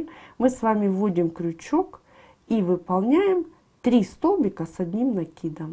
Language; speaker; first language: Russian; native; Russian